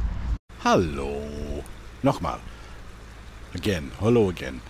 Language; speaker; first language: German; non-native, learner; English